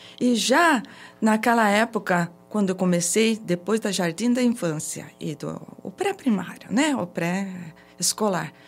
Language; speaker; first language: Portuguese; early bilingual, other home language; Japanese